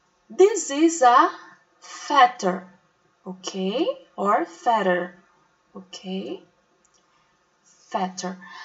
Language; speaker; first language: English; non-native, fluent; Portuguese